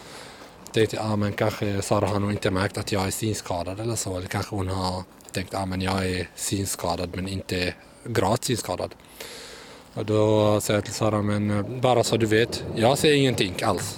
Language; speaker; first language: Swedish; early bilingual, other home language; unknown